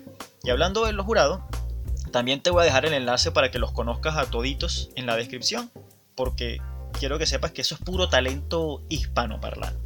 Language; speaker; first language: Spanish; native; Spanish